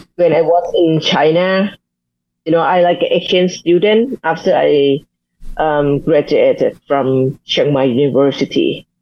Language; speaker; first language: English; non-native, learner; Thai